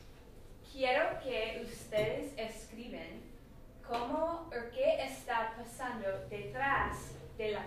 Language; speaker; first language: Spanish; non-native, learner; English